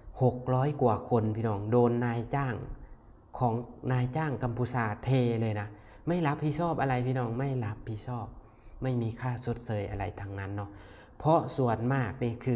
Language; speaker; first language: Thai; non-native, local second language; Northeastern Thai